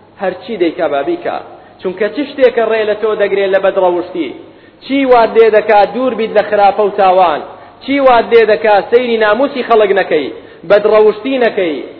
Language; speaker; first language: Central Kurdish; native; Central Kurdish